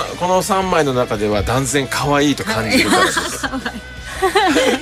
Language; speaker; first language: Japanese; native; Japanese